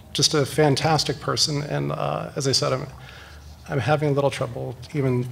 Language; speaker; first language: English; native; English